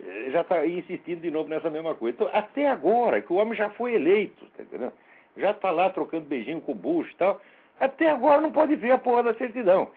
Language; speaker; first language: Portuguese; native; Portuguese